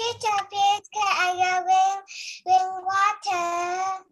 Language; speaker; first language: English; non-native, learner; Vietnamese